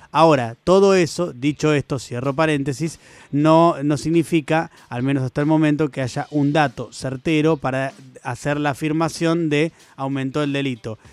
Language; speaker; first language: Spanish; native; Spanish